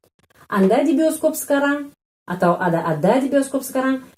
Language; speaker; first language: Indonesian; non-native, fluent; Russian